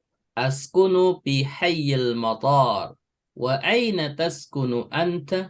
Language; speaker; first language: Arabic; non-native, fluent; Indonesian